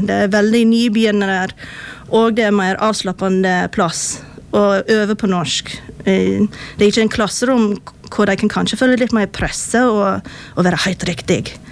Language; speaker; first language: Norwegian; non-native, fluent; English